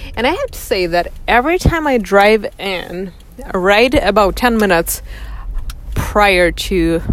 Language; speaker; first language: English; non-native, fluent; Russian